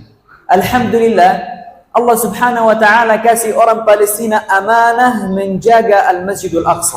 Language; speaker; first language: Indonesian; non-native, fluent; Arabic